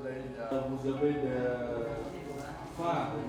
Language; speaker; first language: French; non-native, learner; Khmer